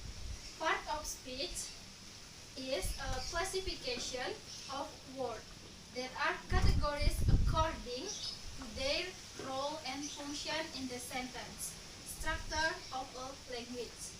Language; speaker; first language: English; non-native, learner; Indonesian